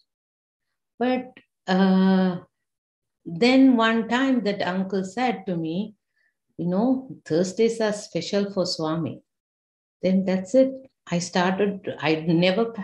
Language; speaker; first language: English; non-native, local second language; Tamil